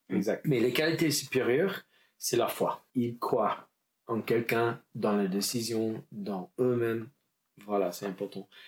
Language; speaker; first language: French; non-native, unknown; English